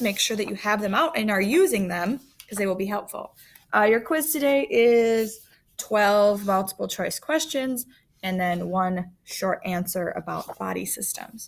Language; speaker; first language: English; native; English